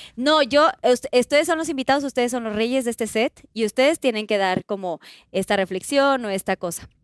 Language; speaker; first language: Spanish; native; Spanish